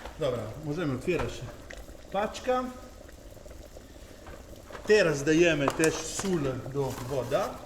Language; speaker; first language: Polish; non-native, learner; Italian